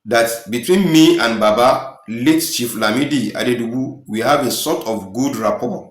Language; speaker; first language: English; non-native, local second language; Yoruba